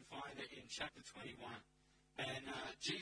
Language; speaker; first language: English; native; English